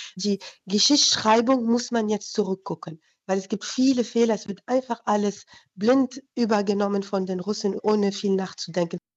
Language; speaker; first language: German; non-native, fluent; Ukrainian